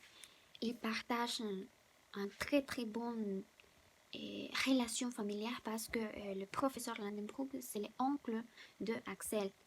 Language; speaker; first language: French; non-native, learner; Spanish